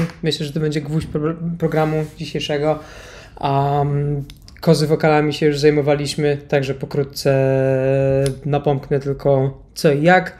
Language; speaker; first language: Polish; native; Polish